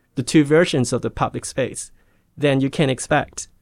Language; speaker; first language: English; non-native, local second language; Cantonese